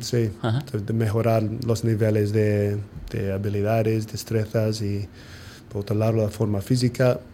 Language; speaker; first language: Spanish; non-native, fluent; English